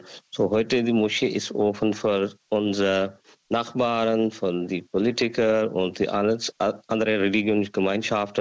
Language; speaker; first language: German; non-native, learner; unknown